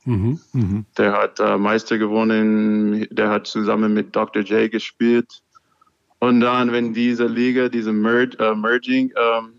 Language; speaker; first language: German; non-native, learner; English